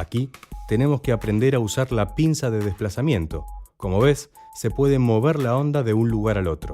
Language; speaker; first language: Spanish; native; Spanish